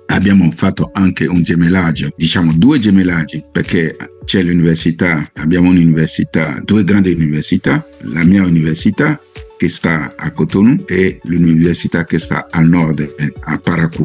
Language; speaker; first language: Italian; non-native, fluent; Fon